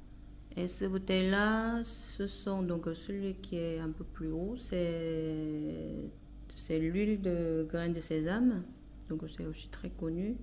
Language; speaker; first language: French; non-native, fluent; Korean